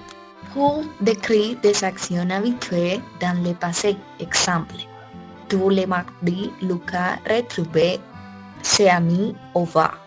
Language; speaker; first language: French; non-native, learner; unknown